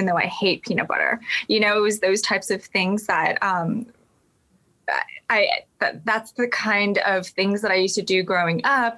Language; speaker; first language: English; native; English